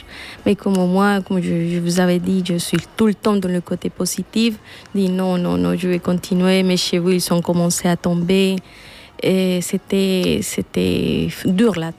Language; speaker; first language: French; non-native, fluent; Spanish